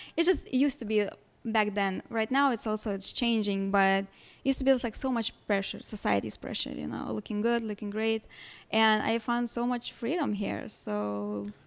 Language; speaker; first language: English; non-native, fluent; Lithuanian